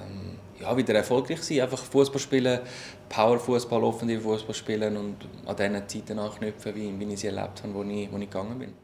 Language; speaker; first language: German; native; German